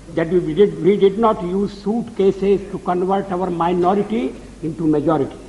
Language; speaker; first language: English; non-native, local second language; Hindi